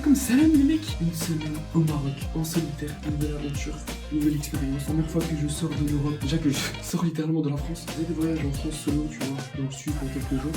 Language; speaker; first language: French; native; French